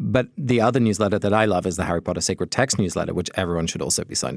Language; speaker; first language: English; native; English